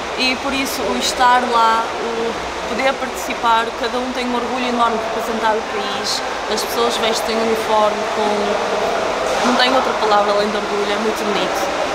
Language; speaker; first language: Portuguese; early bilingual, other home language; Ukrainian